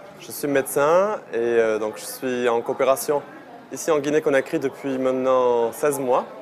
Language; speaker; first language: French; native; French